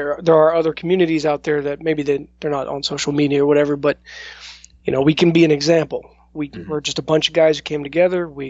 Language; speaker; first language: English; native; English